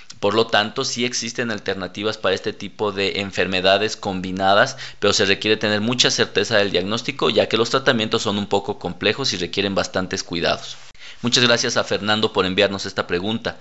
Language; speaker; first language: Spanish; native; Spanish